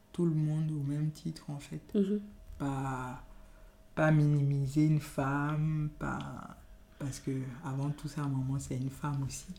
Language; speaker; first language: French; non-native, local second language; Yoruba